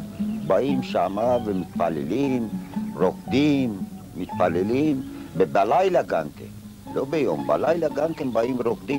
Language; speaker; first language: Hebrew; non-native, fluent; Ladino